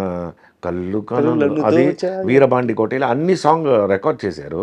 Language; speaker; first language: Telugu; non-native, fluent; Tamil